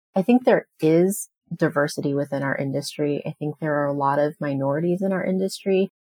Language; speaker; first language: English; native; English